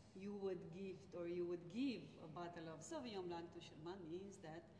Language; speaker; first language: English; non-native, fluent; Romanian